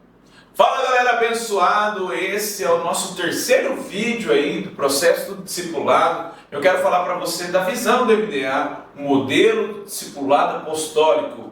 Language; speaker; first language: Portuguese; native; Portuguese